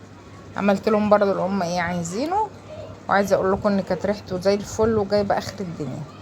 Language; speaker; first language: Arabic; native; Arabic